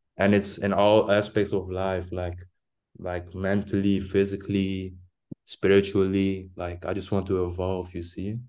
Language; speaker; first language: English; non-native, fluent; French